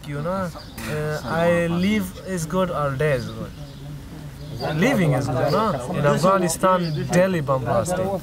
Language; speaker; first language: English; non-native, learner; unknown